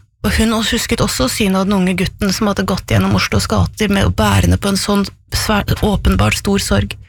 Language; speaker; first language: Norwegian; native; Norwegian